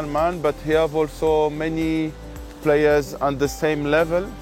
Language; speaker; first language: English; non-native, learner; French